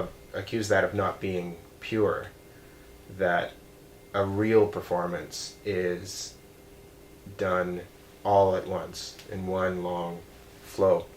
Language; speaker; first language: English; native; English